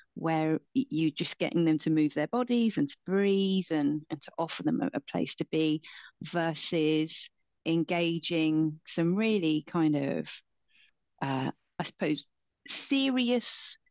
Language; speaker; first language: English; native; English